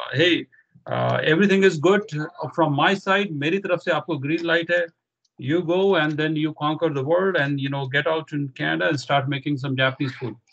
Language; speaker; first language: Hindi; non-native, local second language; Punjabi